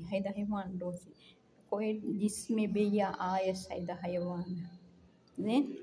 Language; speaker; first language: Arabic; non-native, learner; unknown